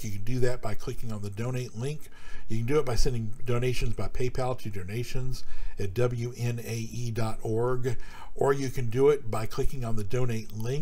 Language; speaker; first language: English; native; English